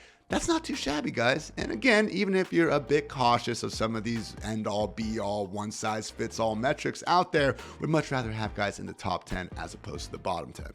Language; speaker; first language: English; native; English